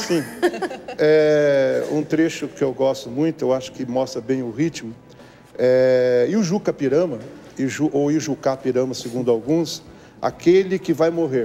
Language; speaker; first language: Portuguese; native; Portuguese